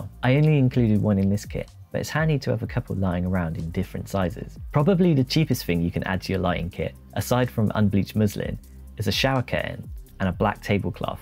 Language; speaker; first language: English; native; English